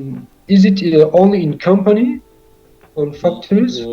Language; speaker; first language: English; non-native, learner; Tajik